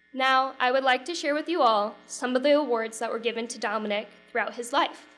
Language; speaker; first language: English; native; English